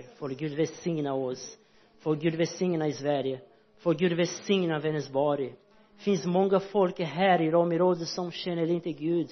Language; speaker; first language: Swedish; non-native, learner; Portuguese